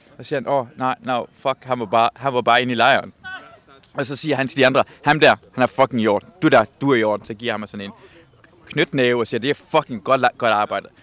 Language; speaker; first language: Danish; non-native, fluent; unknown